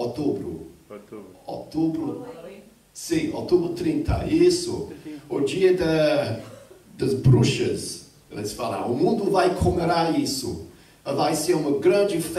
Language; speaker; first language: Portuguese; non-native, fluent; English